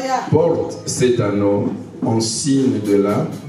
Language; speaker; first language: French; non-native, local second language; Lingala